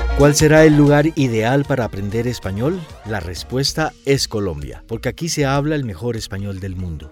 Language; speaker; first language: Spanish; native; Spanish